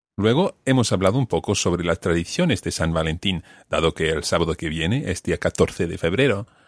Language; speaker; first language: Spanish; non-native, fluent; English